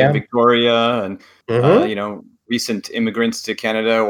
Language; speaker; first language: English; native; English